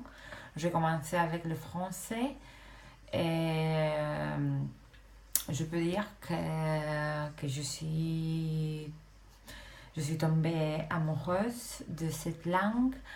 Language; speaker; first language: French; non-native, fluent; Romanian